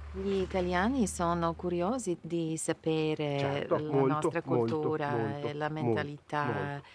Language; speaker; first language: Italian; non-native, learner; Serbian